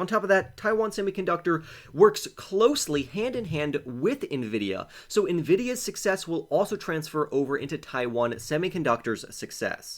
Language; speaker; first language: English; native; English